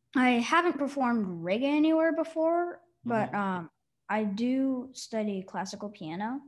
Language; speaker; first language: English; native; English